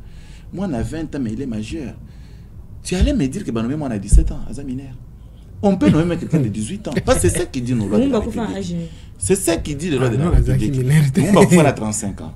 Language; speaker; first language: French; non-native, local second language; Lingala